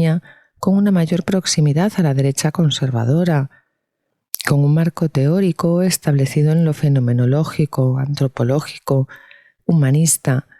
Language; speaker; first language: Spanish; native; Spanish